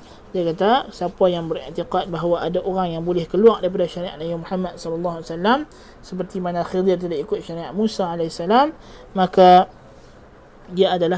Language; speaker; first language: Malay; native; Malay